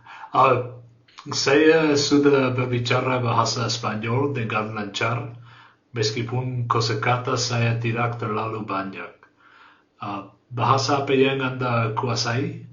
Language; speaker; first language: Indonesian; non-native, learner; English